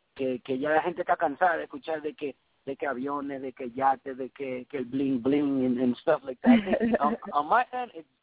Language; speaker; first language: Spanish; early bilingual, heritage; Spanish